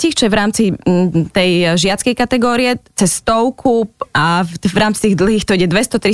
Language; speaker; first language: Slovak; native; Slovak